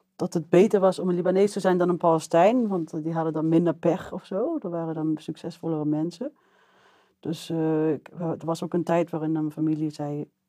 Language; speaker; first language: Dutch; early bilingual, other home language; Arabic